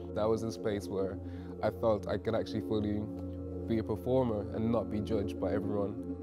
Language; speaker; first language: English; native; English